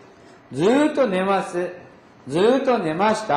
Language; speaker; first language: Japanese; non-native, fluent; Korean